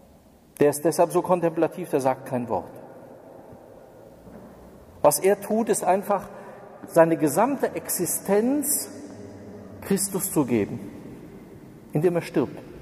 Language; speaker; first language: German; native; German